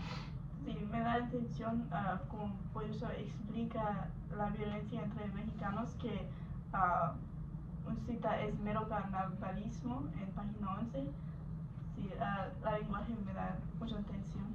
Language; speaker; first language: Spanish; non-native, learner; English